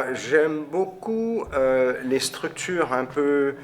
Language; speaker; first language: French; non-native, fluent; English